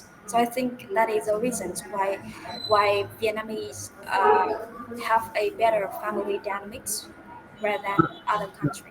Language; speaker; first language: English; non-native, fluent; Vietnamese